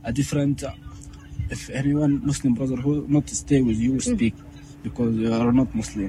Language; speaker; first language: English; non-native, learner; Arabic